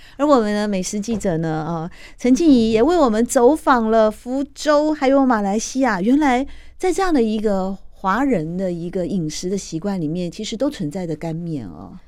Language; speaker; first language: Chinese; native; Chinese